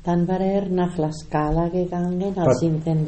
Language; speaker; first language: German; non-native, learner; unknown